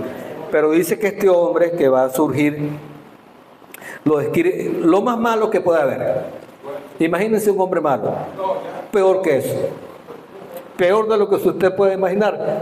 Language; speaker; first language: Spanish; native; Spanish